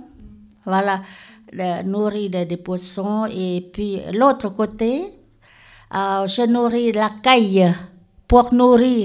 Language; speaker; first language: French; non-native, learner; Lao